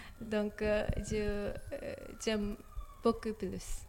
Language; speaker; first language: French; non-native, learner; Japanese